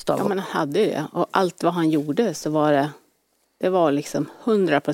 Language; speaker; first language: Swedish; native; Swedish